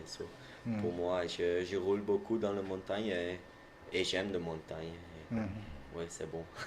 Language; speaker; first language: French; non-native, learner; Dutch